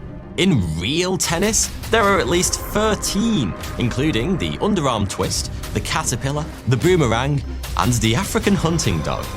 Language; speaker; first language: English; native; English